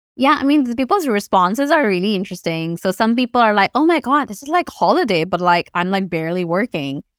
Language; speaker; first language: English; non-native, local second language; Urdu